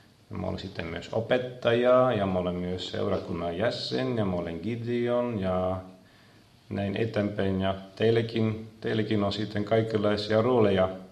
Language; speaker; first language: Finnish; non-native, fluent; Dutch